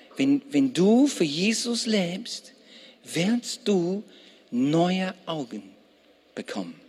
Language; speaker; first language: German; non-native, fluent; English